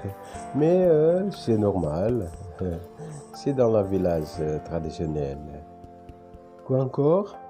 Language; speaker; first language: French; non-native, fluent; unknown